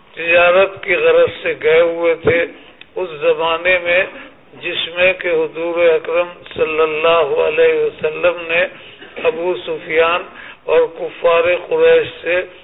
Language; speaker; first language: Urdu; native; Urdu